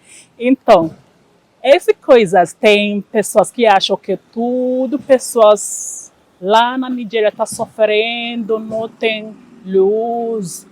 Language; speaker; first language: Portuguese; non-native, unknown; Igbo